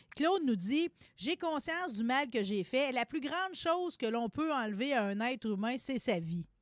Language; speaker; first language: French; native; French